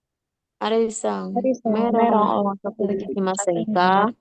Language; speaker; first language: Japanese; non-native, learner; Indonesian